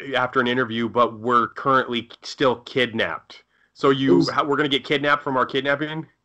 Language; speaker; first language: English; native; English